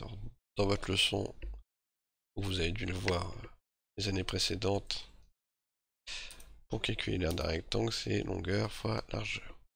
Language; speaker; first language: French; native; French